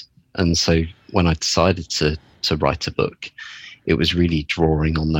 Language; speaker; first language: English; native; English